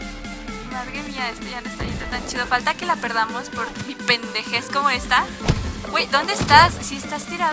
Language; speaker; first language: Spanish; native; Spanish